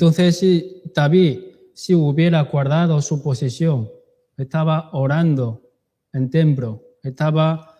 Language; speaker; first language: Spanish; non-native, learner; Chinese